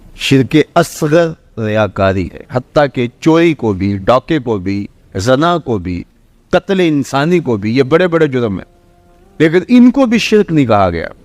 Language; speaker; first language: Urdu; non-native, local second language; Punjabi